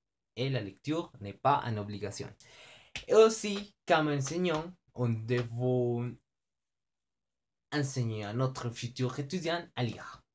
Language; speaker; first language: French; non-native, learner; Spanish